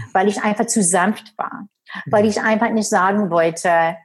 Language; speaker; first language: German; non-native, fluent; English